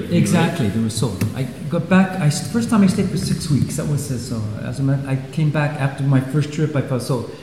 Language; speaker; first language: English; non-native, fluent; Swiss German